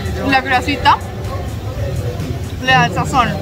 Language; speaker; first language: Spanish; native; Spanish